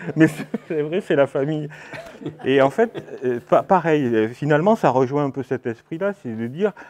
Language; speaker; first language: French; native; French